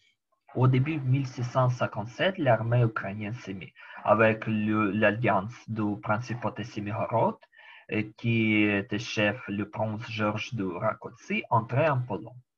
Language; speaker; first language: French; non-native, learner; Ukrainian